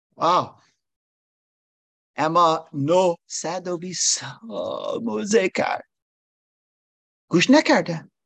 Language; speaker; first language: Persian; non-native, learner; English